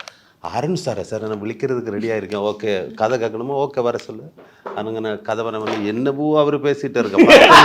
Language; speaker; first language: Tamil; non-native, learner; Malayalam